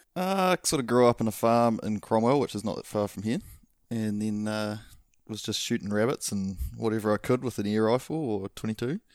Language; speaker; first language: English; native; English